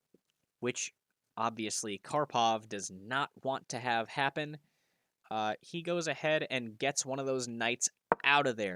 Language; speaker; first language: English; native; English